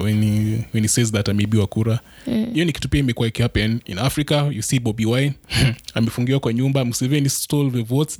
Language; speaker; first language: English; non-native, local second language; Luo (Kenya and Tanzania)